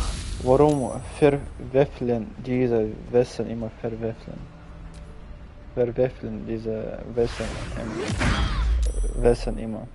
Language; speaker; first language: German; non-native, learner; Russian